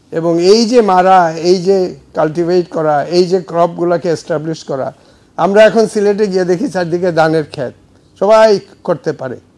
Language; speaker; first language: Bangla; native; Bangla